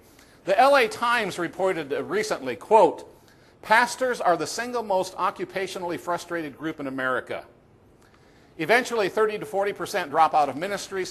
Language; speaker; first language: English; native; English